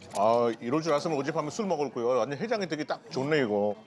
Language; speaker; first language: Korean; non-native, fluent; Hindi